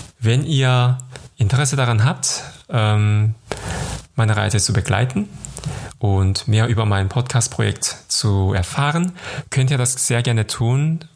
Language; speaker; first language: German; non-native, fluent; Korean